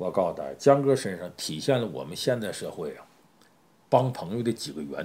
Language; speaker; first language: Chinese; native; Chinese